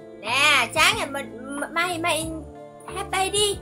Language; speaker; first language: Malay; non-native, learner; Vietnamese